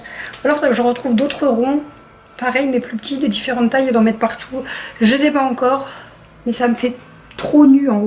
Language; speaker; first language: French; native; French